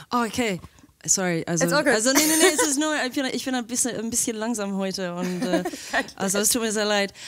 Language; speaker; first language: German; non-native, fluent; English